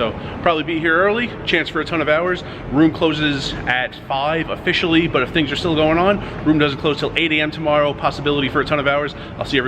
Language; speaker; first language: English; native; English